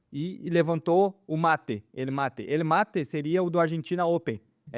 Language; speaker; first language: Portuguese; native; Portuguese